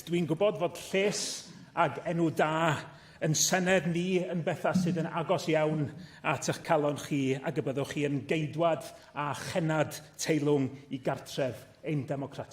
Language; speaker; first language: Welsh; native; Welsh